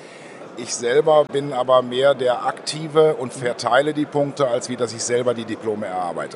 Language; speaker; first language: German; native; German